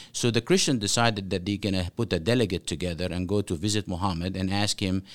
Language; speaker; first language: English; non-native, fluent; Arabic